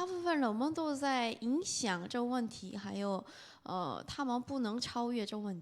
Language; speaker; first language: Chinese; non-native, fluent; Korean